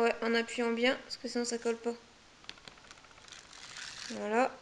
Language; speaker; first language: French; native; French